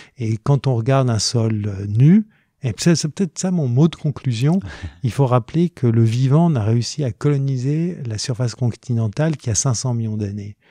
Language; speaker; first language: French; native; French